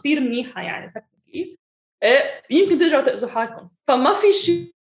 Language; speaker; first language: Arabic; early bilingual, other home language; English